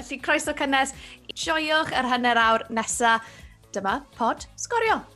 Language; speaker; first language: Welsh; native; Welsh